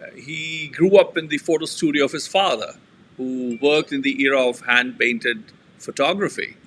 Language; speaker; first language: English; non-native, local second language; Punjabi